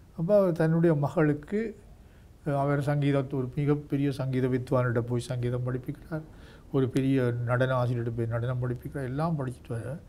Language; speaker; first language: Tamil; native; Tamil